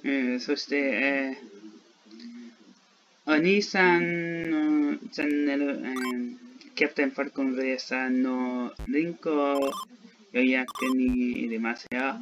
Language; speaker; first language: Japanese; non-native, learner; English